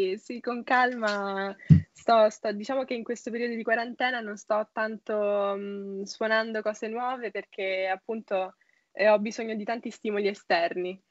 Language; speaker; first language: Italian; native; Italian